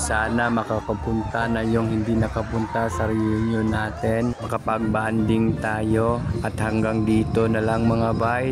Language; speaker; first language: Filipino; non-native, local second language; Cebuano